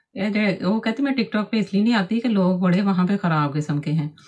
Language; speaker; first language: Urdu; non-native, local second language; Punjabi